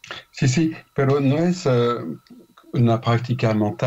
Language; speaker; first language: Spanish; non-native, fluent; French